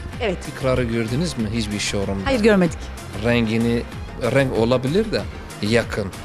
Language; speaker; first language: Turkish; non-native, learner; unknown